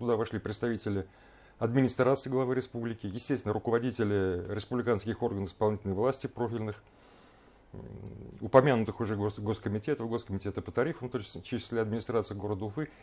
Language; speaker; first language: Russian; native; Russian